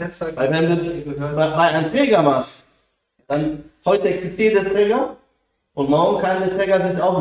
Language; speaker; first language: German; non-native, fluent; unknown